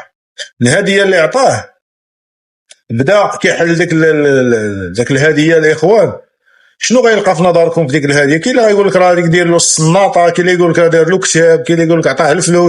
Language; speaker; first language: Arabic; native; Arabic